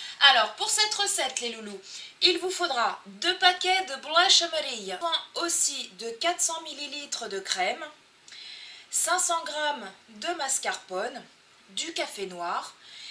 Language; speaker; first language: French; early bilingual, other home language; Portuguese